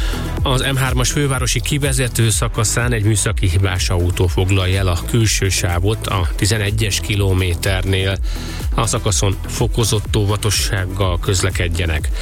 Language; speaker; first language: Hungarian; native; Hungarian